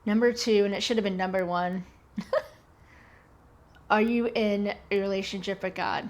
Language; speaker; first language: English; native; English